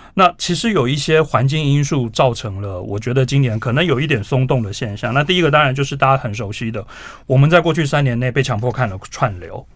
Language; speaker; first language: Chinese; native; Chinese